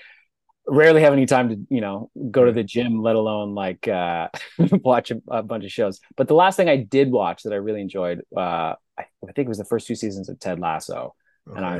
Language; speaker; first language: English; native; English